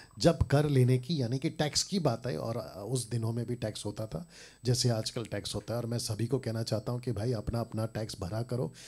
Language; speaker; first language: Hindi; native; Hindi